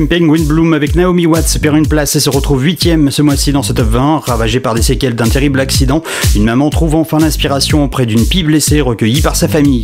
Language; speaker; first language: French; native; French